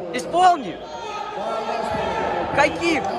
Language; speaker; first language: Russian; native; Russian